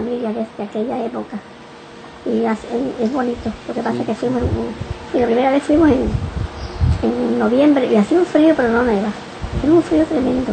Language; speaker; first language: Spanish; native; Spanish